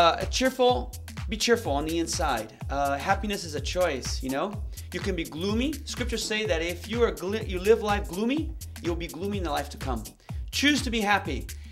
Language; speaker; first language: English; early bilingual, other home language; Portuguese